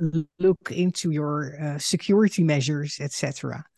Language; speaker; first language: English; non-native, fluent; Dutch